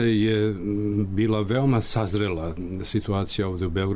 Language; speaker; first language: Serbian; native; Serbian